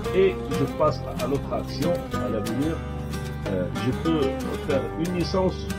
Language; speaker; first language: French; non-native, local second language; Arabic